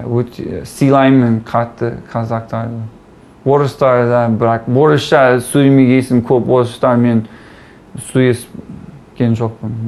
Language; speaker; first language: Kazakh; non-native, learner; English